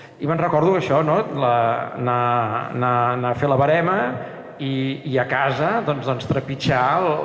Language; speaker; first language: Catalan; native; Catalan